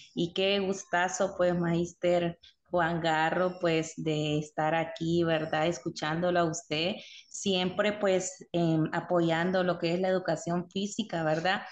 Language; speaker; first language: Spanish; native; Spanish